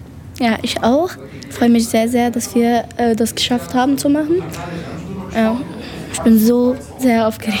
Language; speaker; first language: German; non-native, learner; Arabic